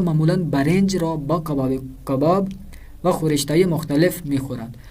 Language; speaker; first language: Persian; non-native, fluent; Urdu